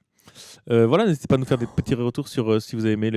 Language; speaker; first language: French; native; French